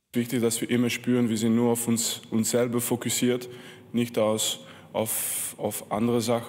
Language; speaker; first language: German; non-native, fluent; French